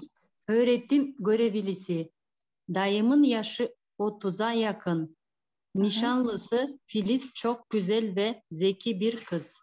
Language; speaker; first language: Turkish; non-native, learner; Kyrgyz